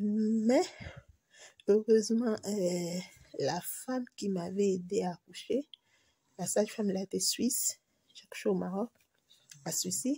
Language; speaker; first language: French; non-native, local second language; Lingala